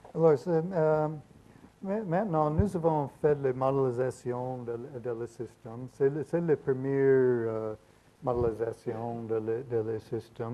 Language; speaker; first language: French; non-native, learner; English